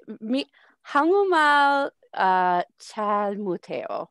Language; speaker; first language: Korean; non-native, learner; English